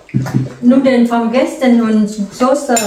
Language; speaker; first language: German; non-native, learner; Vietnamese